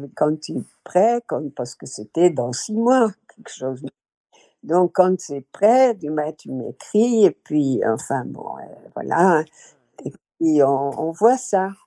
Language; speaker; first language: French; non-native, fluent; Dutch